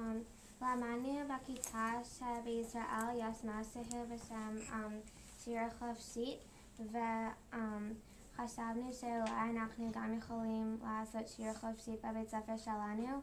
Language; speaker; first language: Hebrew; non-native, learner; English